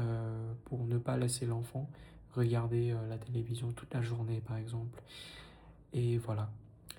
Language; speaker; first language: French; non-native, fluent; Vietnamese